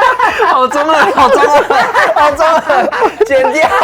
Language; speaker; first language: Chinese; native; Chinese